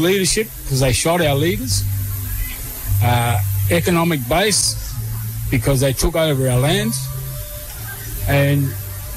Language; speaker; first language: English; native; English